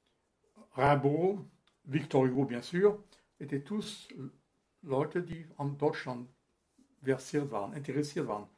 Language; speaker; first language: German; non-native, fluent; French